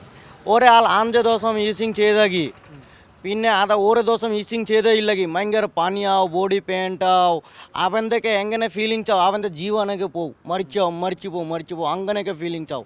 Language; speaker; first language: Malayalam; non-native, learner; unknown